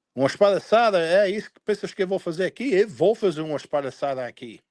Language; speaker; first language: Portuguese; early bilingual, heritage; Portuguese